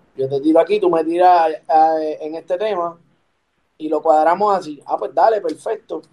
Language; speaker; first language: Spanish; native; Spanish